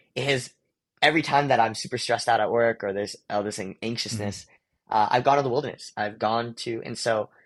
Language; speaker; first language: English; early bilingual, other home language; Hindi